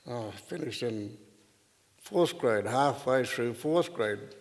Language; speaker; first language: English; native; English